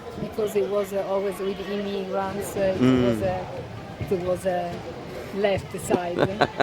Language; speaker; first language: English; non-native, learner; Italian